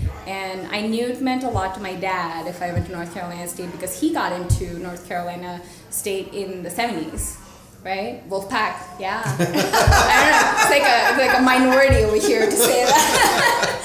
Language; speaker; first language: English; non-native, local second language; Telugu